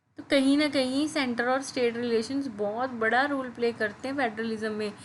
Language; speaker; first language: Hindi; native; Hindi